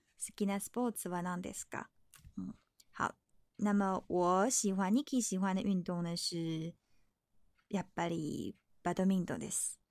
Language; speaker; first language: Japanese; non-native, fluent; Chinese